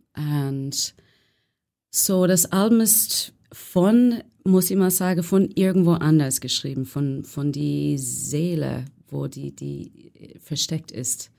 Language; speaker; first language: German; non-native, learner; English